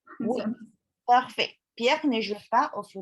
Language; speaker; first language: French; non-native, fluent; Spanish